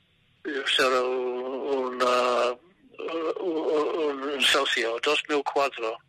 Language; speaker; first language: Spanish; non-native, learner; English